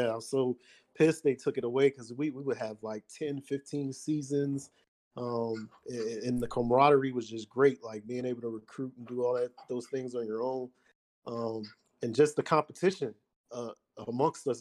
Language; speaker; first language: English; native; English